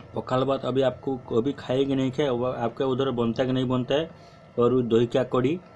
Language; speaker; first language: Hindi; non-native, local second language; Odia